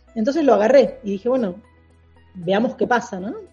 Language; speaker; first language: Spanish; native; Spanish